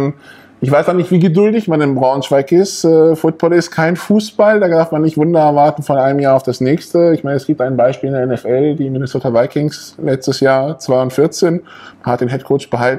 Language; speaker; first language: German; native; German